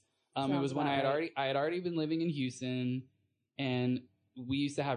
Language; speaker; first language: English; native; English